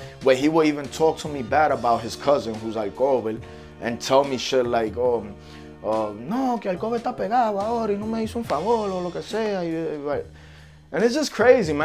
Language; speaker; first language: English; early bilingual, other home language; Spanish